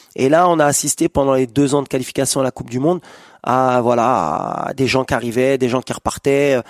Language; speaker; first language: French; native; French